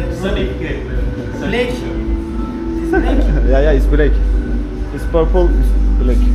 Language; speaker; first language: English; non-native, learner; Turkish